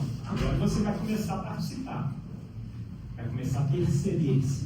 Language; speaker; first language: Portuguese; native; Portuguese